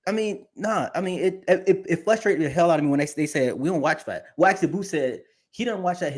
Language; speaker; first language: English; native; English